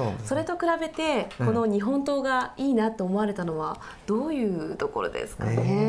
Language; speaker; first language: Japanese; native; Japanese